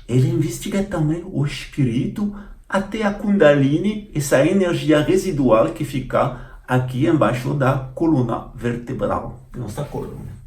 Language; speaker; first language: Portuguese; non-native, fluent; French